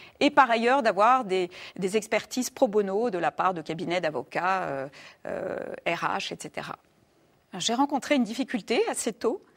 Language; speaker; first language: French; native; French